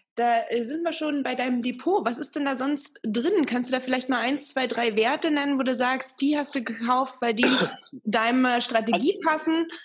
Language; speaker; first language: German; native; German